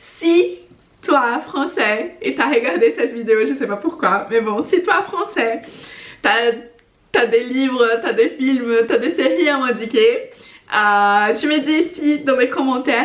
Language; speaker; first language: French; non-native, fluent; Portuguese